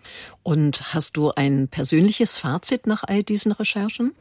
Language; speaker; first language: German; native; German